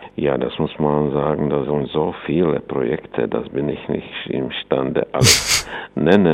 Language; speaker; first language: German; non-native, fluent; Czech